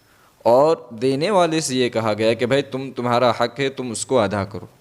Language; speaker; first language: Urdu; non-native, local second language; Gujarati